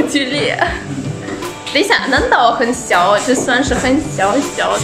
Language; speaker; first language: Chinese; non-native, fluent; Russian